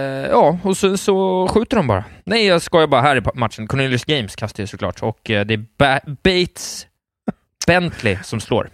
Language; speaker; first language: Swedish; native; Swedish